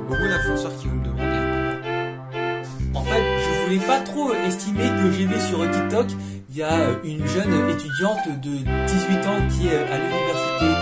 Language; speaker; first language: French; native; French